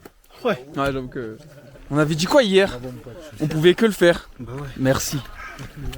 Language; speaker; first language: French; native; French